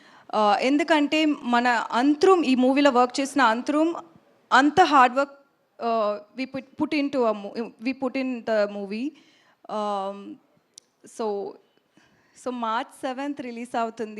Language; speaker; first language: Telugu; non-native, learner; Tamil